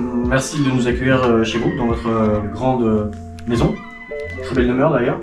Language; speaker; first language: French; native; French